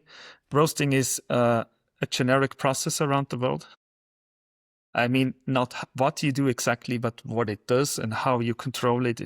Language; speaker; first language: English; non-native, fluent; German